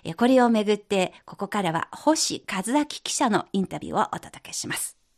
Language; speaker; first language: Japanese; non-native, fluent; Chinese